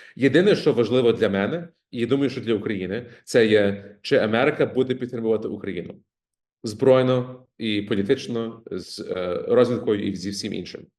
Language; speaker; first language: Ukrainian; early bilingual, heritage; Ukrainian